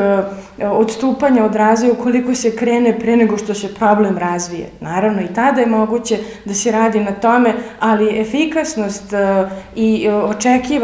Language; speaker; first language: Serbian; native; Serbian